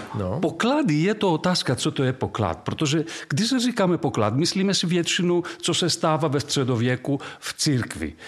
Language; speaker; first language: Czech; non-native, fluent; Greek